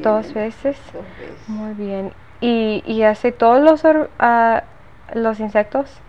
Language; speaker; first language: Spanish; non-native, learner; English